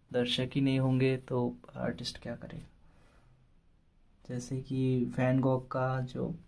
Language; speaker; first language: Hindi; non-native, local second language; Bangla